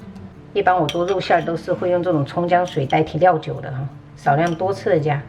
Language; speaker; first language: Chinese; native; Chinese